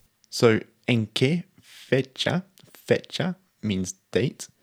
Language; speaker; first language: Spanish; non-native, fluent; English